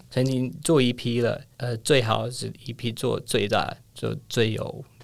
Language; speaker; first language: Chinese; non-native, fluent; English